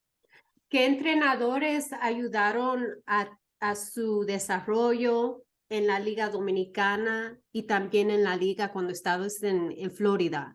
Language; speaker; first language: Spanish; early bilingual, heritage; Spanish